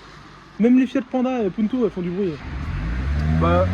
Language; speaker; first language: French; native; French